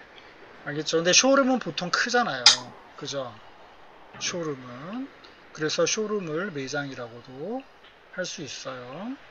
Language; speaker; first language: Korean; native; Korean